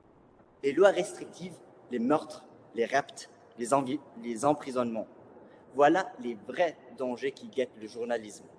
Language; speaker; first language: French; native; French